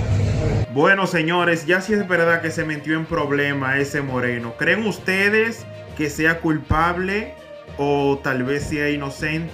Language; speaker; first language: Spanish; native; Spanish